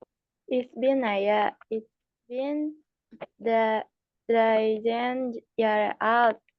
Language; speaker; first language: German; non-native, learner; Indonesian